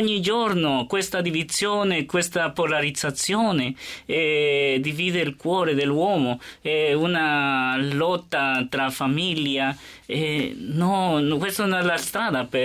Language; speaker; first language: Italian; non-native, learner; Spanish